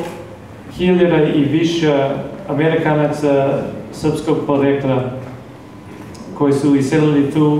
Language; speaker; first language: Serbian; non-native, fluent; English